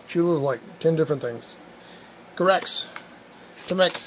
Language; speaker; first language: English; native; English